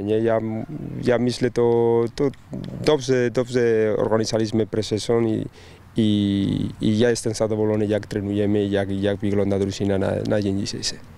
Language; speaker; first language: Polish; non-native, learner; Spanish